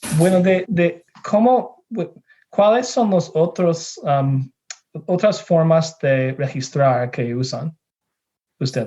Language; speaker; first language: Spanish; non-native, fluent; English